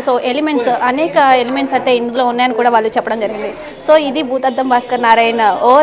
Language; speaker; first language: Telugu; native; Telugu